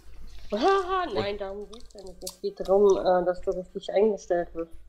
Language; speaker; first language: German; native; German